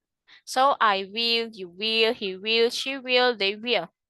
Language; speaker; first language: English; non-native, fluent; Indonesian